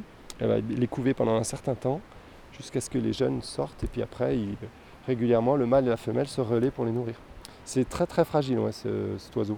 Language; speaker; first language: French; native; French